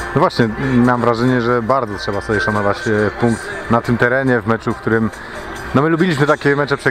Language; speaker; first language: Polish; native; Polish